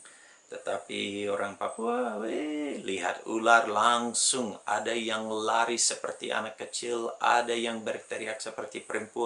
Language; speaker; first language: Indonesian; non-native, fluent; English